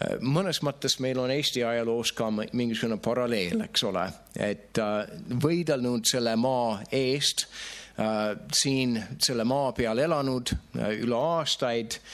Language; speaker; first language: Estonian; non-native, fluent; English